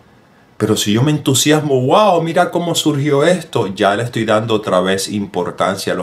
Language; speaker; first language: Spanish; native; Spanish